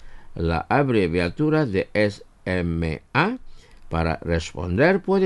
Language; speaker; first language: Spanish; non-native, fluent; Indonesian